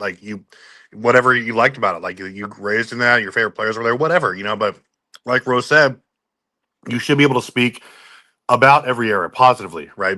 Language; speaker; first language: English; native; English